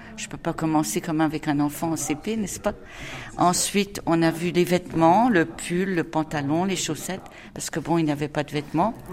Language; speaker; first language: French; native; French